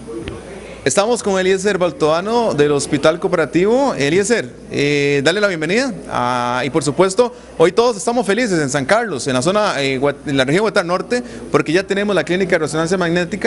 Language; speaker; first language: Spanish; native; Spanish